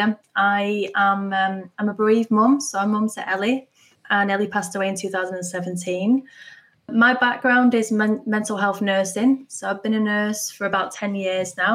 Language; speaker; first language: English; native; English